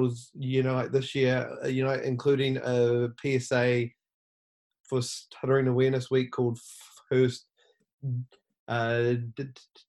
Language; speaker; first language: English; native; English